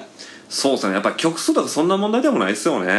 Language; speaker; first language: Japanese; native; Japanese